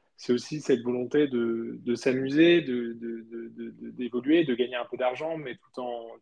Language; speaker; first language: French; early bilingual, other home language; Spanish